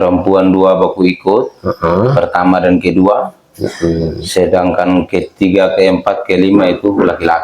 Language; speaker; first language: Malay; non-native, local second language; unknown